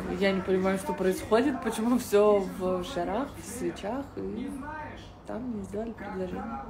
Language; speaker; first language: Russian; native; Russian